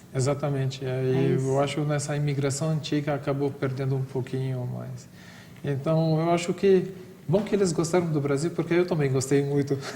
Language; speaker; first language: Portuguese; non-native, fluent; Arabic